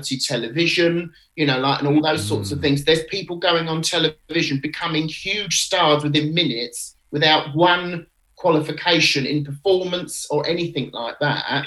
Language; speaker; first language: English; native; English